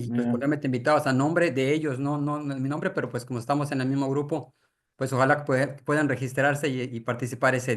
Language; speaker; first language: Spanish; native; Spanish